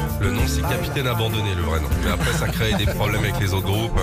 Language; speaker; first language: French; native; French